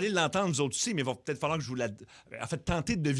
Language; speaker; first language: French; native; French